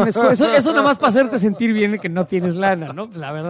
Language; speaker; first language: Spanish; native; Spanish